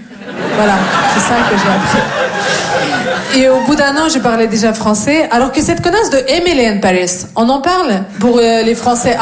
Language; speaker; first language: French; non-native, fluent; Russian